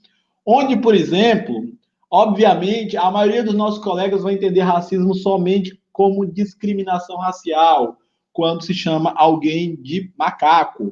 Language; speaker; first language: Portuguese; native; Portuguese